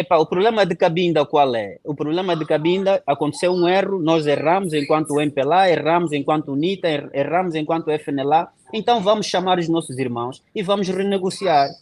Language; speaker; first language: Portuguese; non-native, local second language; Kongo